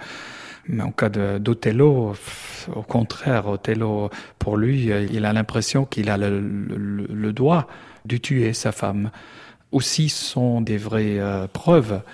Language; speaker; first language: French; non-native, learner; German